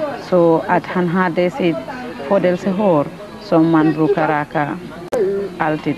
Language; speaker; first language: Swedish; non-native, fluent; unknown